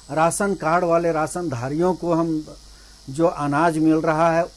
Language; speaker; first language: Hindi; native; Hindi